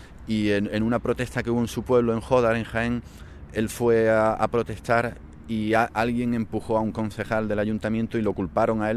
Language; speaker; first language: Spanish; native; Spanish